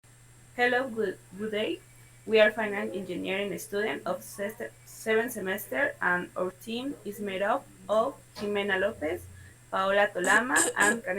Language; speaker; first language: English; non-native, learner; Spanish